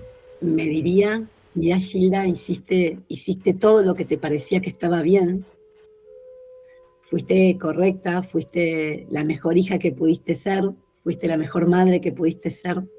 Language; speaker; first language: Spanish; native; Spanish